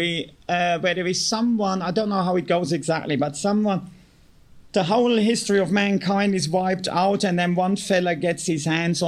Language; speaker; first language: English; non-native, fluent; German